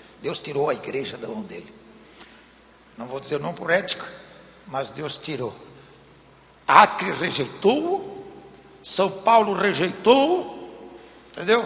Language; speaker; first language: Portuguese; native; Portuguese